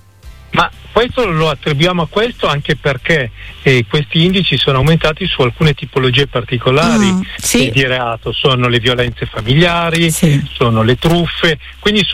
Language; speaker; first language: Italian; native; Italian